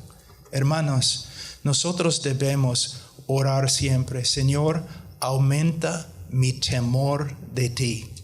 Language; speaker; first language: Spanish; non-native, fluent; English